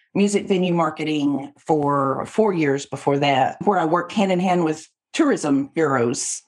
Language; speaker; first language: English; native; English